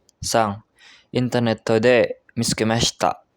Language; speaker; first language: Japanese; non-native, learner; Indonesian